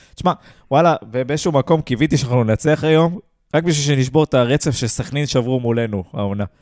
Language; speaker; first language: Hebrew; native; Hebrew